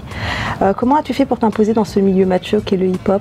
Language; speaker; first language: French; native; French